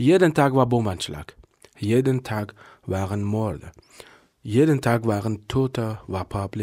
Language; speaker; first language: German; non-native, learner; Persian